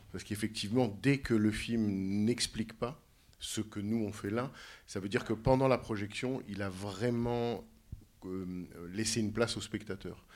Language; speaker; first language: French; native; French